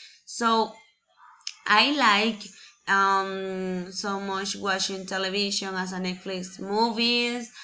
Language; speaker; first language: English; non-native, learner; Spanish